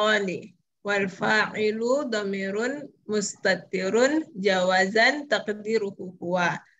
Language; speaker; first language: Arabic; non-native, learner; Indonesian